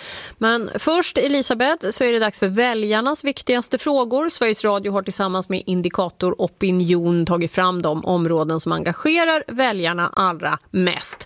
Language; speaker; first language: Swedish; native; Swedish